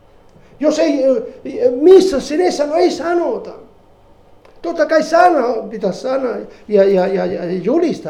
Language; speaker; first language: Finnish; non-native, fluent; Spanish